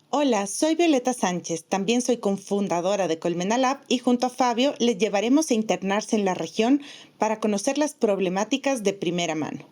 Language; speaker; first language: Spanish; native; Spanish